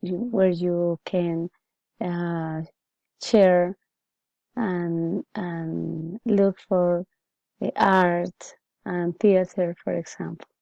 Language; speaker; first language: English; non-native, learner; Spanish